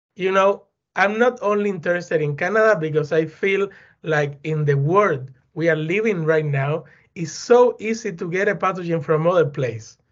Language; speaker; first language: English; non-native, fluent; Spanish